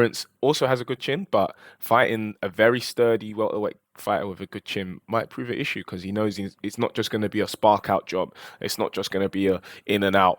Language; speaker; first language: English; native; English